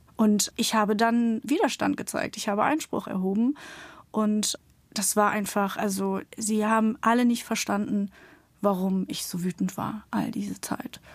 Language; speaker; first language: German; early bilingual, other home language; Turkish